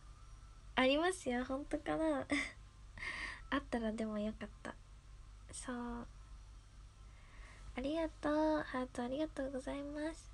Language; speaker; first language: Japanese; native; Japanese